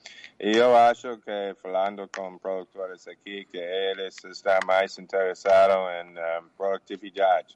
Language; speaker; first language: Portuguese; non-native, learner; English